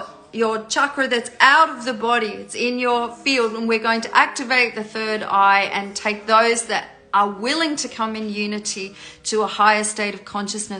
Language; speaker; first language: English; native; English